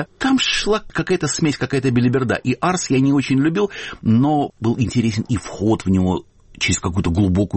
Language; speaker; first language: Russian; native; Russian